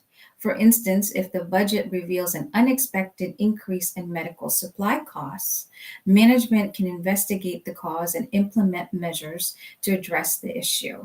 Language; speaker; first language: English; native; English